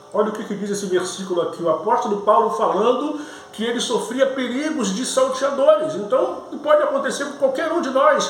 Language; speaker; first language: Portuguese; native; Portuguese